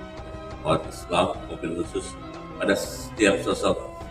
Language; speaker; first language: Indonesian; native; Indonesian